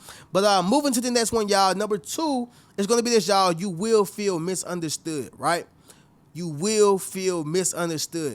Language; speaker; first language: English; native; English